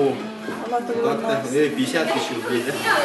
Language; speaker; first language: Russian; non-native, local second language; Yakut